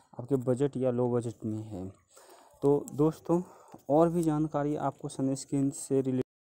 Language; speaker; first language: Hindi; native; Hindi